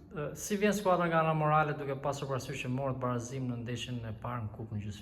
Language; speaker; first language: Albanian; native; Albanian